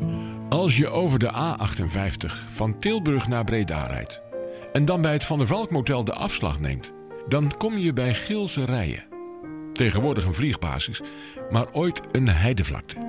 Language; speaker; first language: Dutch; native; Dutch